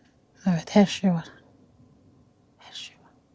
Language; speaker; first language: Turkish; non-native, learner; Mongolian